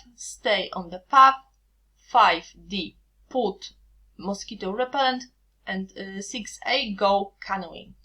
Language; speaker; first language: English; non-native, fluent; Polish